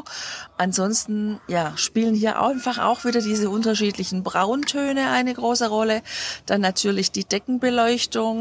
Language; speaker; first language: German; native; German